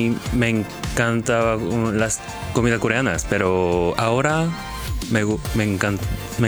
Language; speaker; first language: Spanish; non-native, learner; Korean